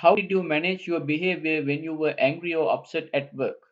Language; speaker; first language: English; non-native, fluent; Sinhala